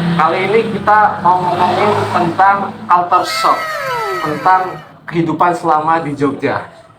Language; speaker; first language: Indonesian; non-native, local second language; Javanese